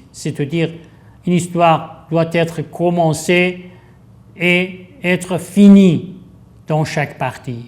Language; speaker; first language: French; non-native, fluent; Persian